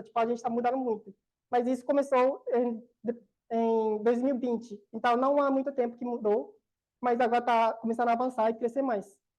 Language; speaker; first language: Portuguese; non-native, learner; Korean